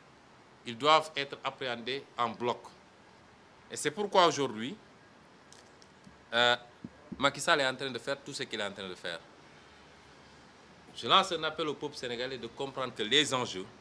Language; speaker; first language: French; non-native, local second language; Wolof